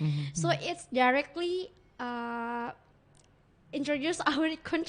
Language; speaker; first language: English; non-native, learner; Indonesian